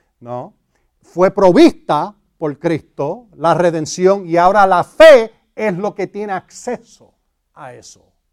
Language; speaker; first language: Spanish; early bilingual, heritage; Spanish